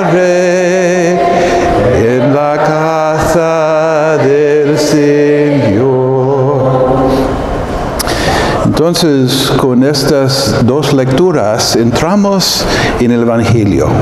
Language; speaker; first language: Spanish; non-native, fluent; English